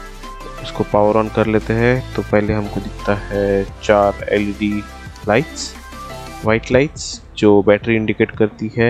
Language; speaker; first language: Hindi; native; Hindi